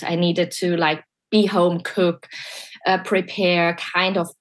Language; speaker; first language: English; non-native, fluent; German